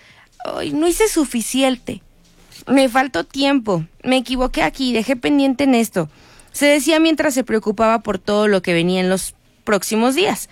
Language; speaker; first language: Spanish; native; Spanish